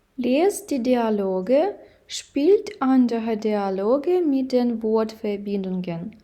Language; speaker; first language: German; non-native, fluent; Ukrainian